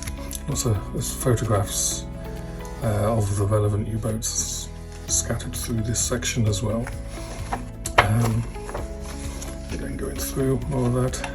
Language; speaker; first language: English; native; English